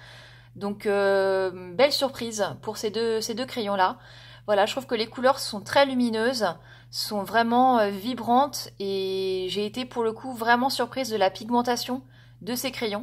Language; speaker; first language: French; native; French